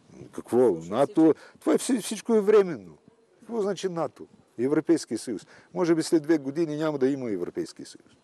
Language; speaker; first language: Bulgarian; non-native, fluent; Russian